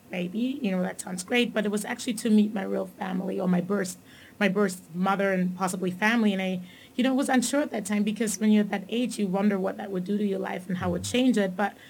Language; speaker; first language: English; non-native, fluent; German